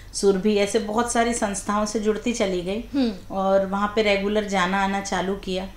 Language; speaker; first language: Hindi; native; Hindi